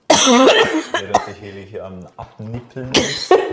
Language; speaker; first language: German; native; German